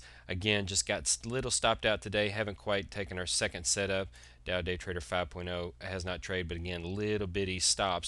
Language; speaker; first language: English; native; English